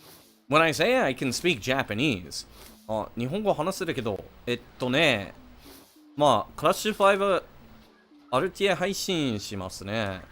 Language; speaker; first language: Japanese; non-native, learner; English